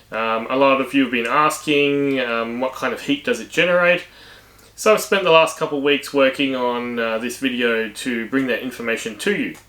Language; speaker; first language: English; native; English